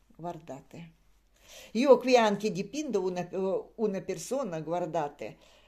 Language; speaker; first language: Italian; non-native, learner; Russian